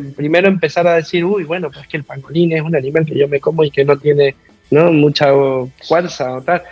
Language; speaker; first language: Spanish; native; Spanish